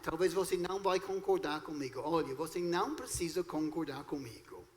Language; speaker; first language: Portuguese; non-native, fluent; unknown